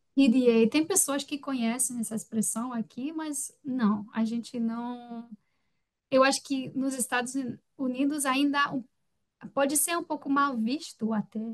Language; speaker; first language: Portuguese; non-native, fluent; French